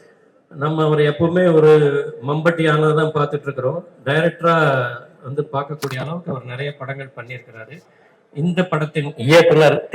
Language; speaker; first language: Tamil; native; Tamil